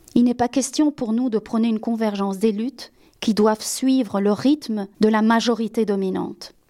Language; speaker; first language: French; native; French